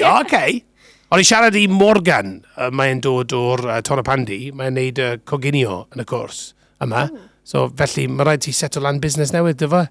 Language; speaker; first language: Welsh; non-native, local second language; English